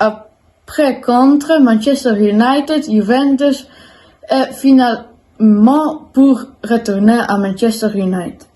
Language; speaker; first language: French; non-native, learner; Dutch